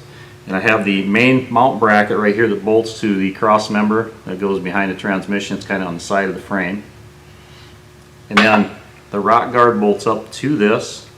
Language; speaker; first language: English; native; English